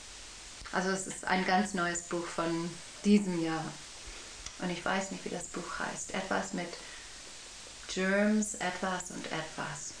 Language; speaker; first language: German; non-native, fluent; English